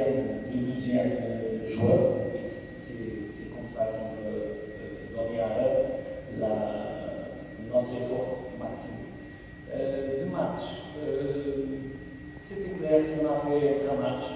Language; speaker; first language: French; non-native, fluent; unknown